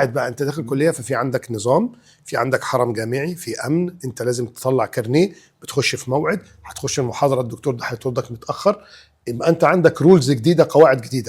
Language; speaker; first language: Arabic; native; Arabic